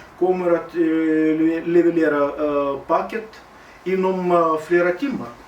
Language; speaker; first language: Swedish; non-native, fluent; Russian